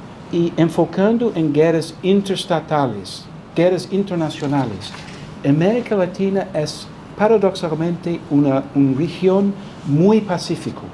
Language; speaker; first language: Spanish; non-native, fluent; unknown